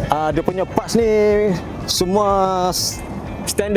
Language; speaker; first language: Malay; native; Malay